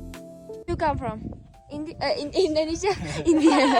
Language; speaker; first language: English; non-native, learner; Uzbek